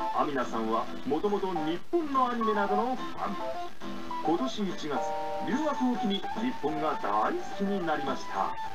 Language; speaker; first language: Japanese; native; Japanese